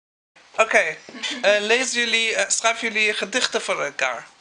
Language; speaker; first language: Dutch; non-native, fluent; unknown